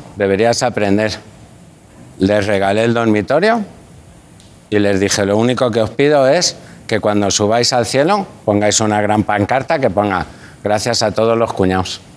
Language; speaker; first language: Spanish; native; Spanish